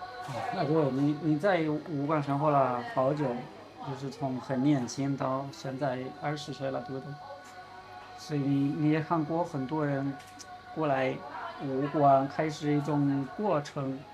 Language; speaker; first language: Chinese; non-native, learner; Spanish